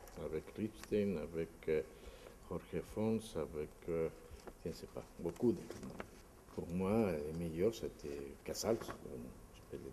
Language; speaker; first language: French; non-native, fluent; Spanish